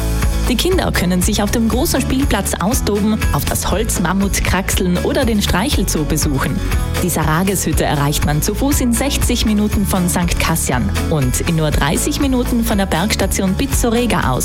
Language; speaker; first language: German; native; German